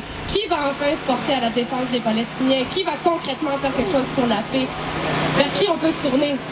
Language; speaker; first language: French; native; French